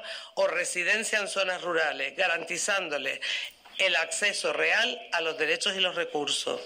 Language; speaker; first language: Spanish; native; Spanish